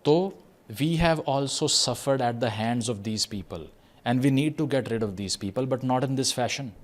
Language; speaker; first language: English; non-native, local second language; Urdu